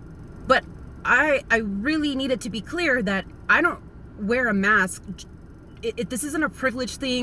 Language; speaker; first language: English; native; English